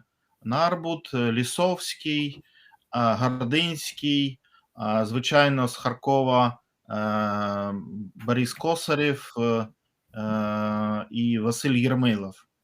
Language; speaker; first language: Ukrainian; non-native, fluent; Russian